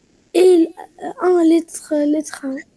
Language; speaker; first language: French; non-native, learner; Arabic